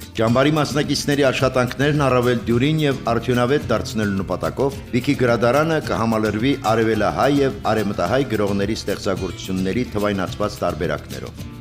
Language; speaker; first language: Armenian; native; Armenian